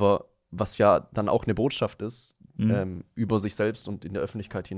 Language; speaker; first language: German; native; German